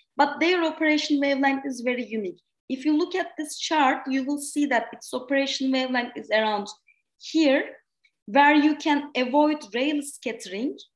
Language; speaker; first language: English; non-native, fluent; Turkish